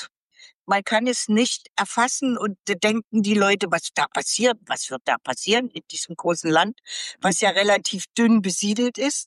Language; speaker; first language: German; native; German